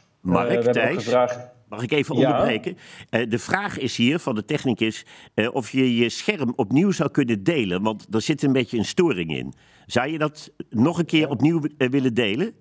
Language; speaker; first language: Dutch; native; Dutch